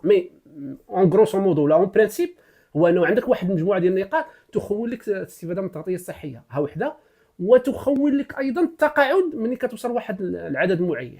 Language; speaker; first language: Arabic; native; Arabic